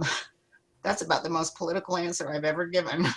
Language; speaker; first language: English; native; English